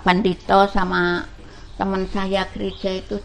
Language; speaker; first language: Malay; non-native, local second language; Javanese